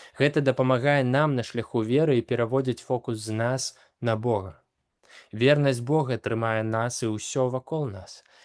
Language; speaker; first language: Belarusian; native; Belarusian